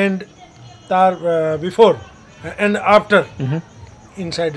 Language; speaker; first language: English; non-native, learner; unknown